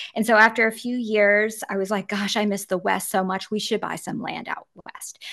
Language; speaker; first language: English; native; English